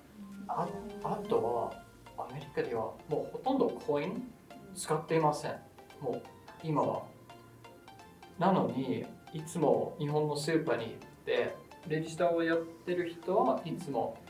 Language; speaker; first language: Japanese; non-native, fluent; English